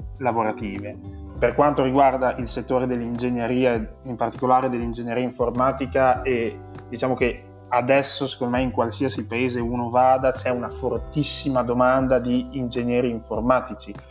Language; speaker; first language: Italian; native; Italian